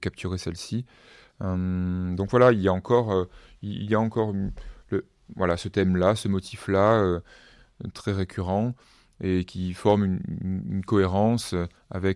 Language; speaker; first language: French; native; French